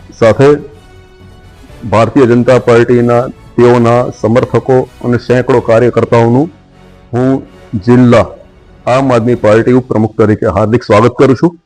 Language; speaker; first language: Gujarati; native; Gujarati